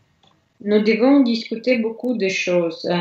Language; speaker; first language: French; non-native, learner; Russian